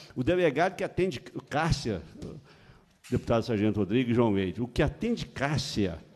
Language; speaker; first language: Portuguese; native; Portuguese